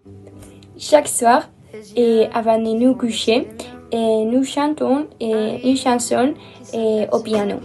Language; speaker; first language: French; non-native, learner; Spanish